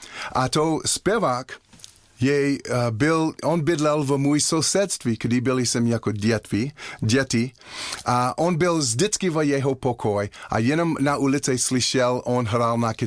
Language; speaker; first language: Czech; non-native, learner; English